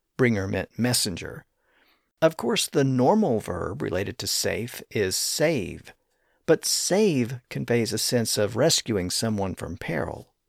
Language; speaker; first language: English; native; English